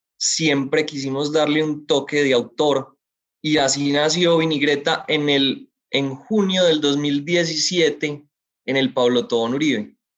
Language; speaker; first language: Spanish; native; Spanish